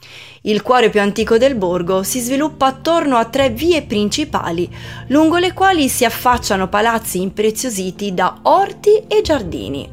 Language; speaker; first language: Italian; native; Italian